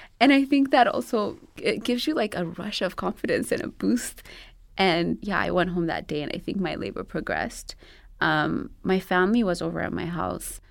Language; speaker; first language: English; non-native, local second language; Amharic